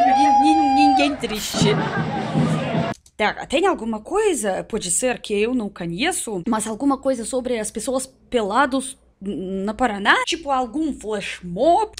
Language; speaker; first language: Portuguese; non-native, learner; Russian